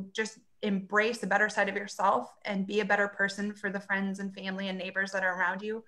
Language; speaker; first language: English; native; English